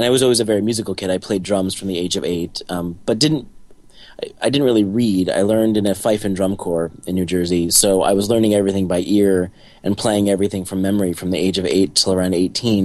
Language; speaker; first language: English; native; English